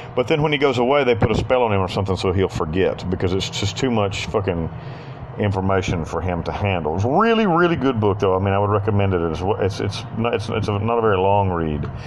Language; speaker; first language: English; native; English